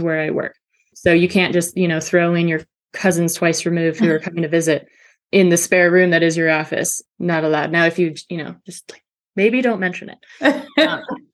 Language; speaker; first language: English; native; English